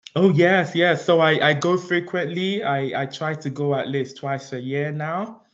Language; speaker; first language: English; early bilingual, other home language; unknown